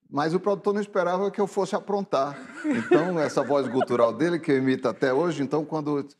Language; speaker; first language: Portuguese; native; Portuguese